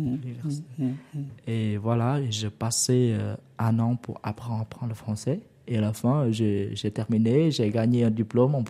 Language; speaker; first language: French; non-native, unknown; Vietnamese